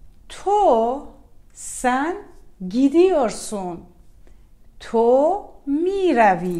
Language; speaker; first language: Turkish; non-native, learner; Persian